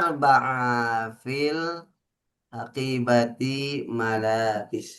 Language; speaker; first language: Arabic; non-native, fluent; Indonesian